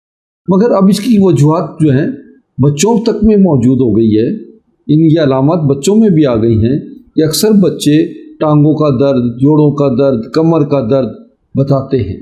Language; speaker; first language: Urdu; native; Urdu